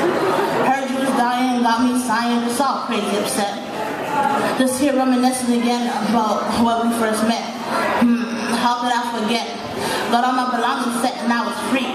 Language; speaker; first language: English; native; English